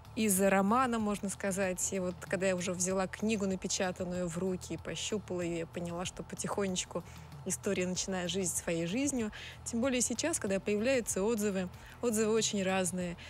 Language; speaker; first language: Russian; native; Russian